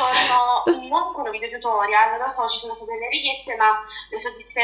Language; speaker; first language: Italian; native; Italian